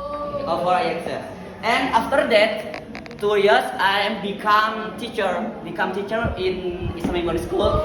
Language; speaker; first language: English; non-native, learner; Indonesian